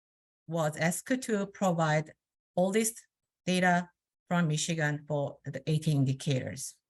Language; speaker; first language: English; non-native, fluent; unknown